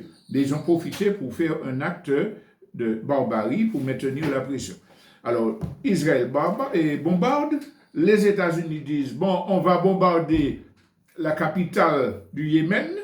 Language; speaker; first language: French; native; French